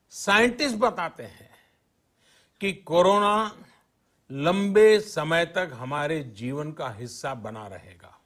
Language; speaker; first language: Hindi; non-native, local second language; Gujarati